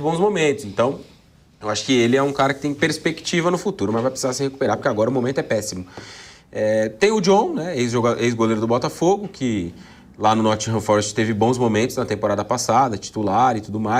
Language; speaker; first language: Portuguese; native; Portuguese